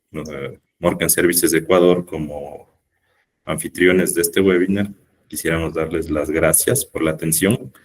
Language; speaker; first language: Spanish; native; Spanish